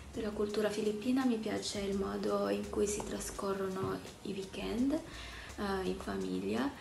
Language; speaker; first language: Italian; early bilingual, other home language; Filipino